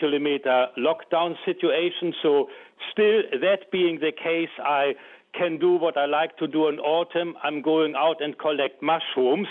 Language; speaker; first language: English; non-native, fluent; German